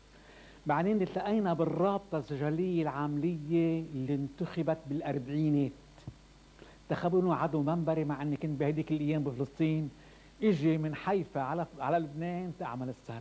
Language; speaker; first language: Arabic; native; Arabic